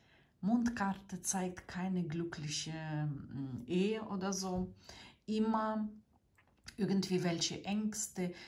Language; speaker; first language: German; non-native, fluent; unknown